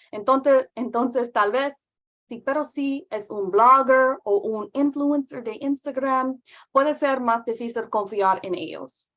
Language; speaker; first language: Spanish; non-native, learner; English